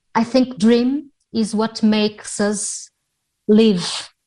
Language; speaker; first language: English; non-native, fluent; Portuguese